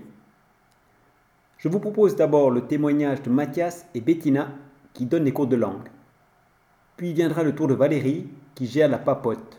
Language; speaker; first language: French; native; French